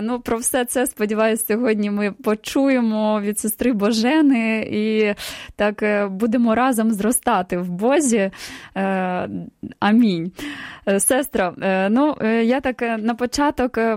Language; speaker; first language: Ukrainian; native; Ukrainian